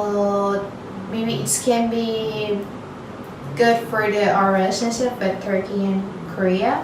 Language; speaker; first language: English; non-native, learner; Turkish